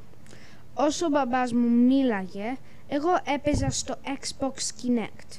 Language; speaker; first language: Greek; early bilingual, heritage; English